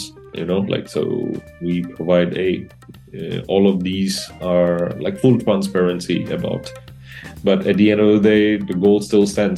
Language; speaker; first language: English; non-native, local second language; Assamese